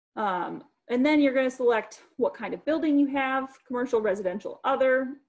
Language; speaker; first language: English; native; English